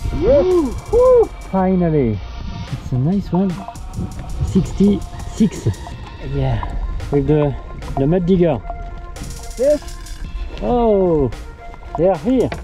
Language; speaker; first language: English; non-native, fluent; French